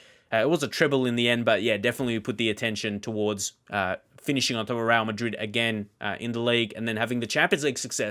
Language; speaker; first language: English; native; English